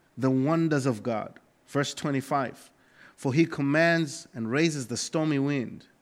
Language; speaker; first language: English; non-native, local second language; Nyanja